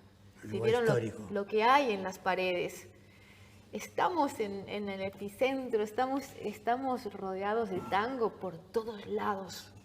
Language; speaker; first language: Spanish; native; Spanish